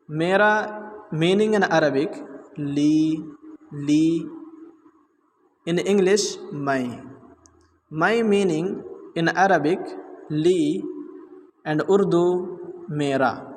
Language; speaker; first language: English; non-native, learner; Urdu